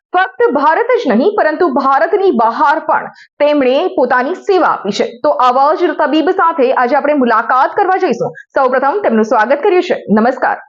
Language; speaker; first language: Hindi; non-native, local second language; Gujarati